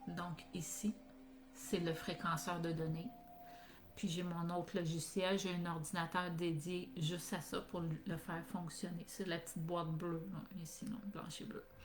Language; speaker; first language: French; native; French